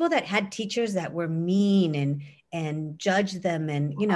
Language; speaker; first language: English; native; English